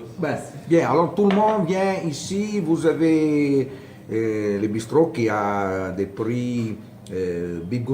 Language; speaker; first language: French; non-native, fluent; Italian